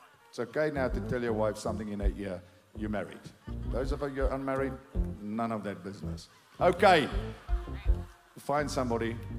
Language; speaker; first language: English; non-native, local second language; Afrikaans